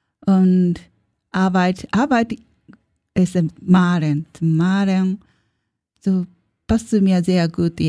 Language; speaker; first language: German; non-native, learner; Japanese